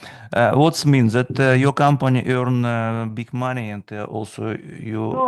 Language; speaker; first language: English; non-native, fluent; Russian